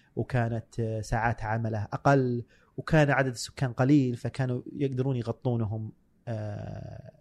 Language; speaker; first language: Arabic; native; Arabic